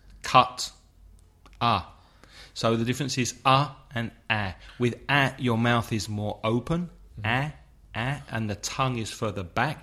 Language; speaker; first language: English; native; English